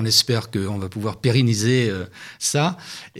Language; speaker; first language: French; native; French